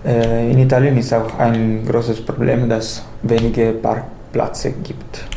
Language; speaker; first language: German; non-native, learner; Italian